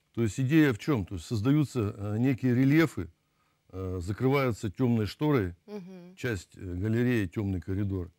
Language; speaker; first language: Russian; native; Russian